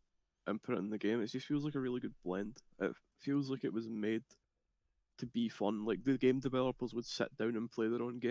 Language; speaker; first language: English; native; English